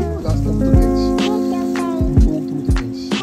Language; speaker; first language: Portuguese; non-native, fluent; French